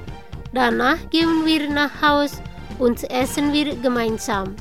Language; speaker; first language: German; non-native, learner; Indonesian